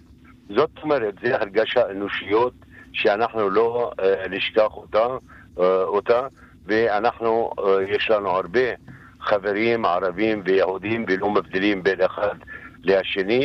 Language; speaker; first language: Hebrew; non-native, local second language; Arabic